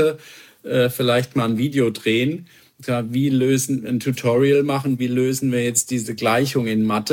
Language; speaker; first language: German; native; German